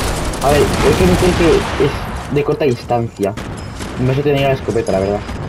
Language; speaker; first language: Spanish; native; Spanish